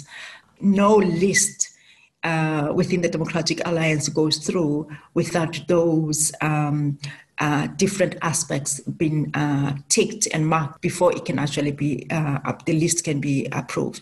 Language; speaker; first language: English; non-native, local second language; Southern Sotho